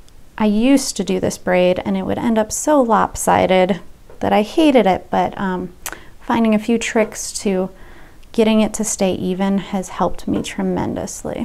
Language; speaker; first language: English; native; English